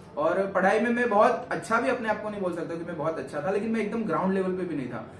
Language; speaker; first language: Hindi; native; Hindi